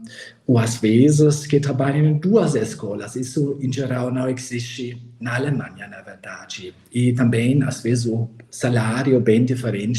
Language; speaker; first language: Portuguese; non-native, fluent; German